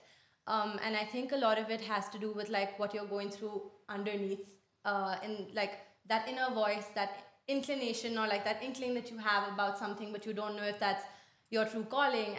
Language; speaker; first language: English; non-native, local second language; Hindi